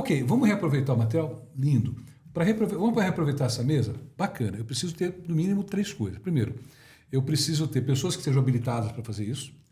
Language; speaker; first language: Portuguese; native; Portuguese